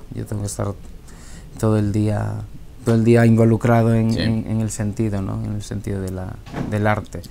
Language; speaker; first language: Spanish; native; Spanish